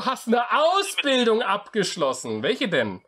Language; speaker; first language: German; native; German